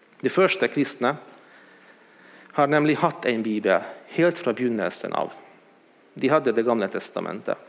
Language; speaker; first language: Swedish; non-native, fluent; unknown